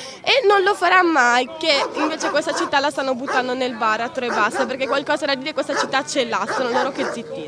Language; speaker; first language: Italian; native; Italian